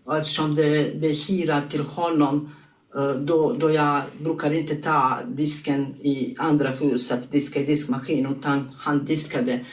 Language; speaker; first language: Swedish; non-native, learner; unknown